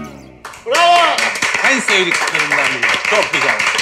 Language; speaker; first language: Turkish; native; Turkish